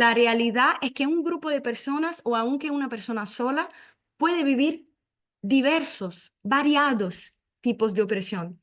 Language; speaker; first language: Spanish; non-native, fluent; Portuguese